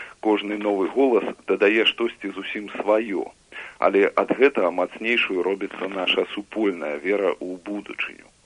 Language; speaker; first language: Belarusian; native; Belarusian